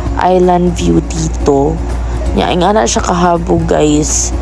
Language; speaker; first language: Filipino; non-native, local second language; Cebuano